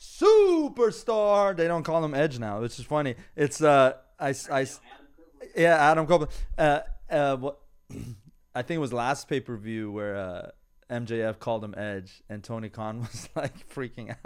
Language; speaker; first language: English; non-native, fluent; Persian